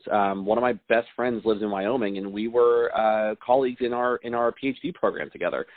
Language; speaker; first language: English; native; English